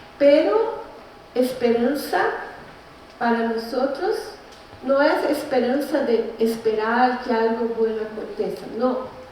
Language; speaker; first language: Spanish; non-native, learner; Portuguese